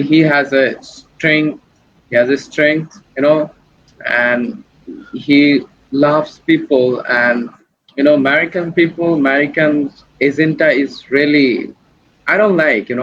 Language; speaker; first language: English; non-native, learner; Bangla